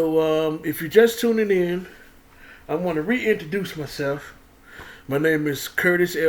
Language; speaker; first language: English; native; English